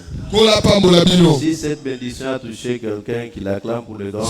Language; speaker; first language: French; non-native, local second language; Luba-Lulua